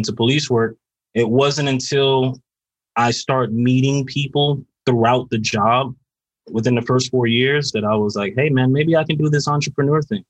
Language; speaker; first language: English; native; English